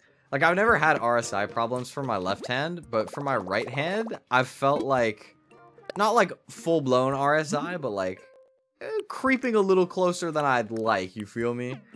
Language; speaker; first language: English; native; English